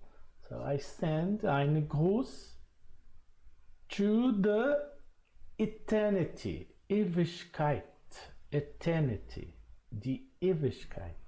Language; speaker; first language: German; non-native, fluent; Portuguese